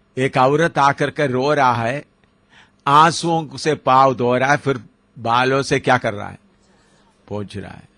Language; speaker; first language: Hindi; non-native, local second language; Malayalam